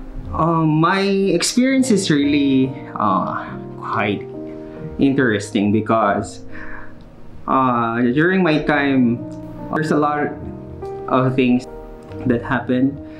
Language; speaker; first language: English; non-native, local second language; Filipino